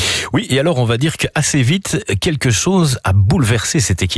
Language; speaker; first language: French; native; French